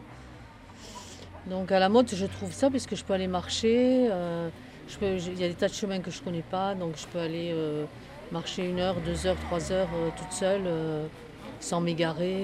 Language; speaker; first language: French; native; French